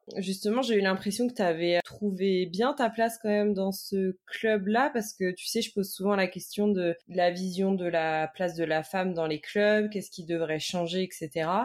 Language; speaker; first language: French; native; French